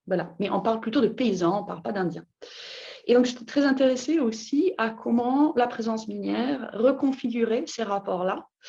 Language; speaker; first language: French; non-native, fluent; Italian